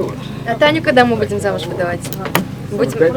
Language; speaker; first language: Russian; native; Russian